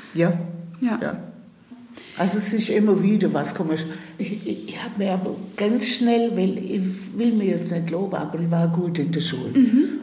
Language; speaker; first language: German; native; German